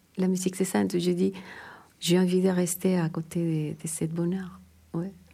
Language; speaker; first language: French; non-native, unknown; Spanish